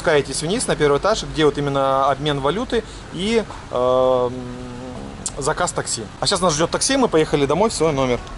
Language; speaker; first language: Russian; native; Russian